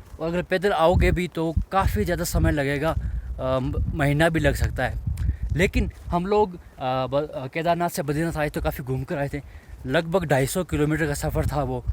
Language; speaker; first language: Hindi; native; Hindi